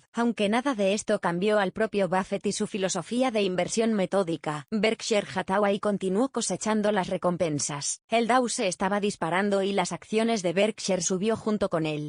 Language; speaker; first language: Spanish; native; Spanish